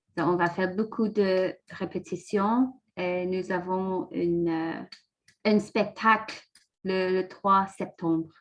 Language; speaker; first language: French; non-native, learner; English